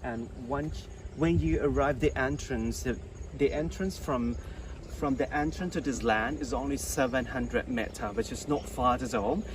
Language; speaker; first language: English; non-native, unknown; Thai